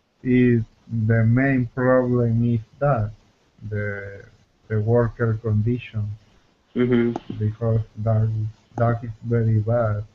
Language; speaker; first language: English; non-native, learner; Spanish